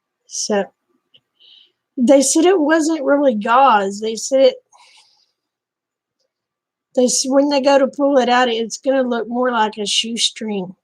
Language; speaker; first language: English; native; English